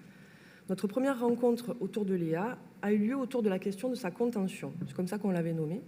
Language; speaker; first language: French; native; French